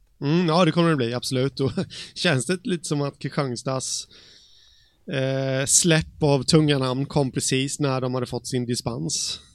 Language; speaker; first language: Swedish; native; Swedish